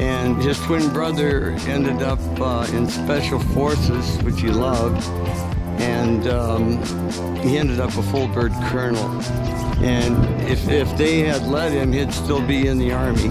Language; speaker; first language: English; native; English